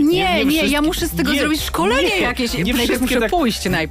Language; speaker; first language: Polish; native; Polish